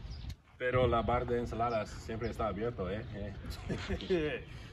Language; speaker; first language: Spanish; non-native, learner; English